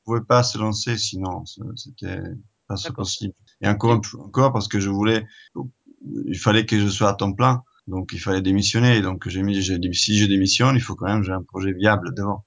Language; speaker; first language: French; non-native, fluent; Italian